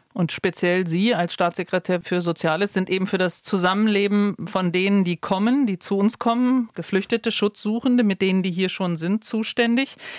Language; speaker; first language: German; native; German